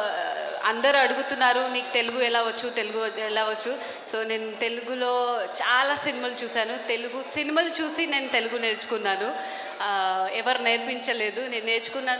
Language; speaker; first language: Telugu; non-native, local second language; Marathi